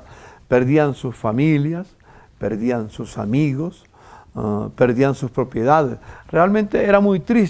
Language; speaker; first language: Spanish; native; Spanish